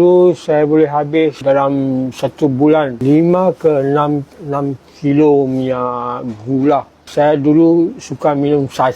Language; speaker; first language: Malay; non-native, local second language; Tamil